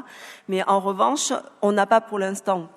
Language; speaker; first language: French; native; French